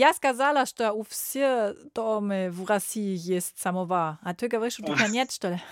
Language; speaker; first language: Russian; non-native, learner; German